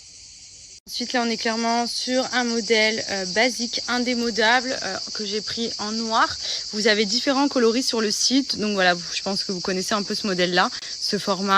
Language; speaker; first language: French; native; French